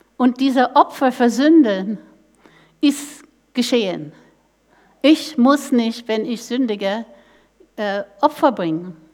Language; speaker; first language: German; non-native, fluent; English